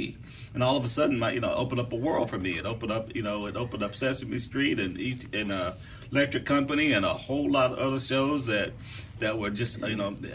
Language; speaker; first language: English; native; English